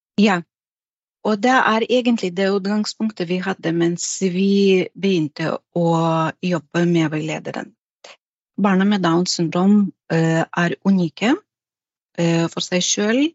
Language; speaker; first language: Norwegian; non-native, fluent; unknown